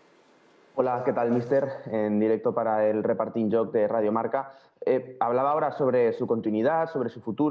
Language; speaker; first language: Spanish; native; Spanish